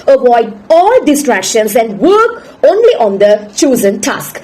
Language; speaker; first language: English; non-native, local second language; Tamil